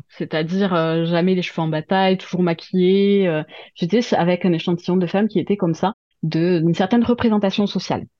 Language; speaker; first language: French; native; French